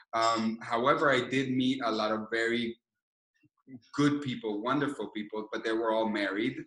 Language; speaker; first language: English; non-native, fluent; Spanish